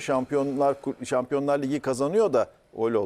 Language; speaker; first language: Turkish; native; Turkish